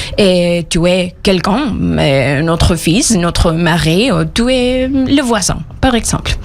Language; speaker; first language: French; non-native, fluent; Spanish